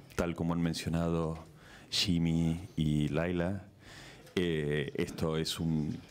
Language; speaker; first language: Spanish; native; Spanish